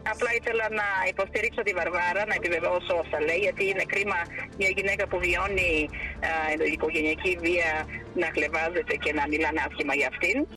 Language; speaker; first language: Greek; non-native, fluent; Bulgarian